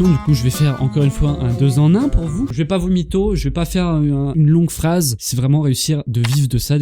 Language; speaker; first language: French; native; French